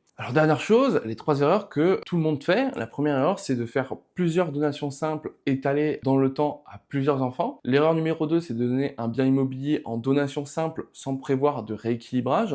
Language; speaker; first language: French; native; French